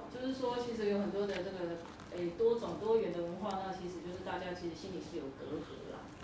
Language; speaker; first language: Chinese; native; Chinese